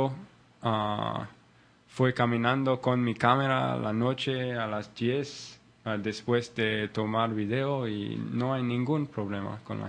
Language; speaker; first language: Spanish; non-native, learner; English